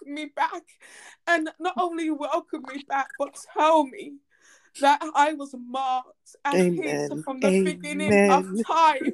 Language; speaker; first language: English; native; English